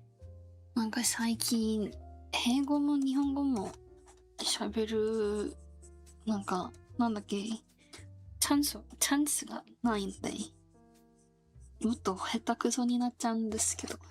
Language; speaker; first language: Japanese; non-native, learner; Korean